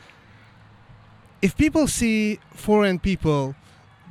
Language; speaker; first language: English; non-native, fluent; Azerbaijani